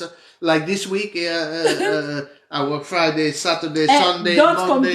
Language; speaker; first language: English; non-native, fluent; Dutch